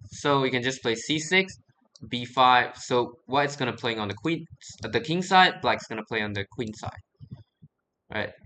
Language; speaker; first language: English; non-native, fluent; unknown